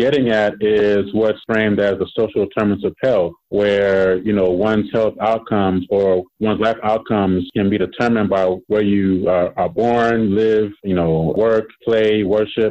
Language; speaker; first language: English; native; English